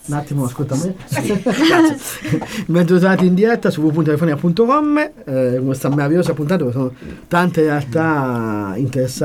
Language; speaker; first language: Italian; native; Italian